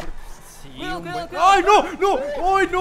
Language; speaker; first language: Spanish; native; Spanish